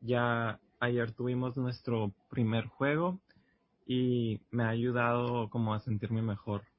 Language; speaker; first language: Spanish; early bilingual, heritage; Spanish